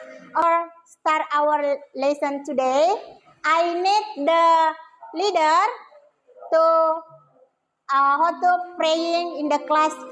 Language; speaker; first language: English; non-native, learner; Indonesian